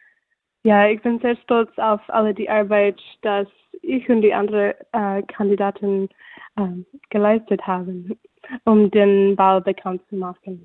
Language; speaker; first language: German; non-native, fluent; English